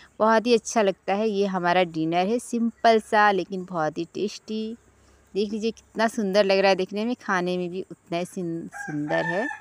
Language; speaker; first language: Hindi; native; Hindi